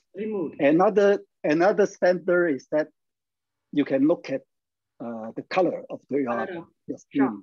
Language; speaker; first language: English; non-native, learner; Chinese